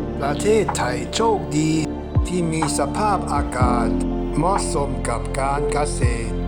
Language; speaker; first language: Thai; non-native, fluent; German